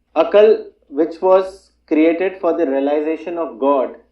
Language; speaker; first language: English; non-native, local second language; Urdu